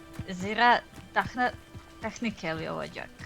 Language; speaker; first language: Turkish; non-native, learner; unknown